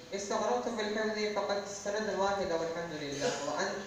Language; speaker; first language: Arabic; non-native, learner; Urdu